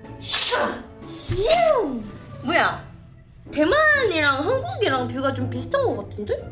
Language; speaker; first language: Korean; native; Korean